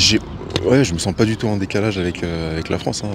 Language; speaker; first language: French; native; French